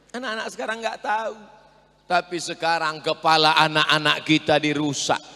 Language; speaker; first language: Indonesian; native; Indonesian